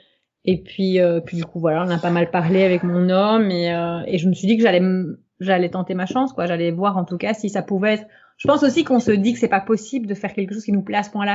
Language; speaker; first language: French; native; French